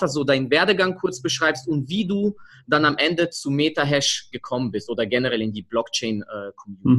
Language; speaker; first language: German; native; German